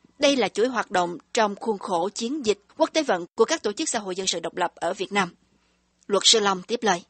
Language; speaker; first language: Vietnamese; native; Vietnamese